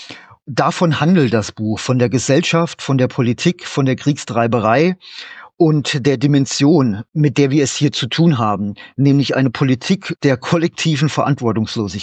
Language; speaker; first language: German; native; German